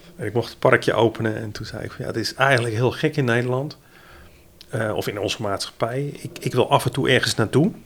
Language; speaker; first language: Dutch; native; Dutch